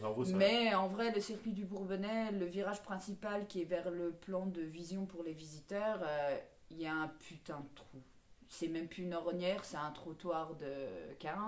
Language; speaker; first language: French; native; French